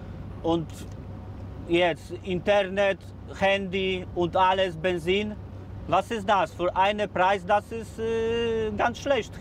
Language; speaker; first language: German; non-native, learner; Polish